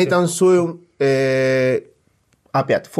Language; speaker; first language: Russian; non-native, fluent; Spanish